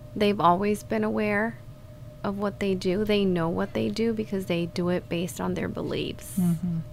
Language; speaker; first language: English; non-native, fluent; Spanish